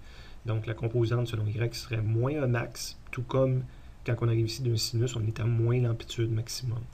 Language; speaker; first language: French; native; French